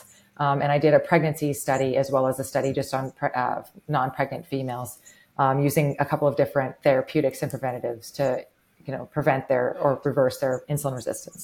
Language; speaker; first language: English; native; English